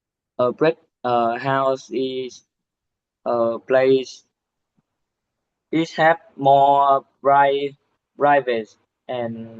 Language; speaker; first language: English; non-native, learner; Vietnamese